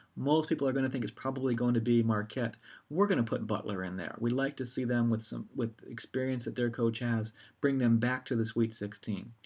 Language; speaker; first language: English; native; English